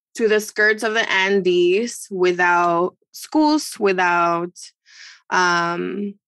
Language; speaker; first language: English; non-native, fluent; Spanish